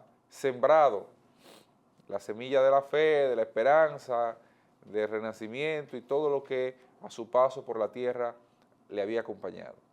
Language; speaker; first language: Spanish; native; Spanish